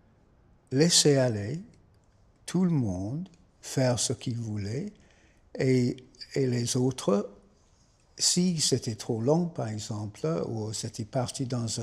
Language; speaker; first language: French; non-native, fluent; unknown